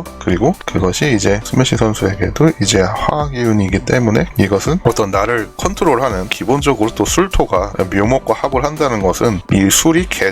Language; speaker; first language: Korean; native; Korean